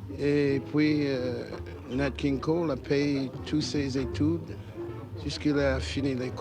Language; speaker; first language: French; non-native, learner; English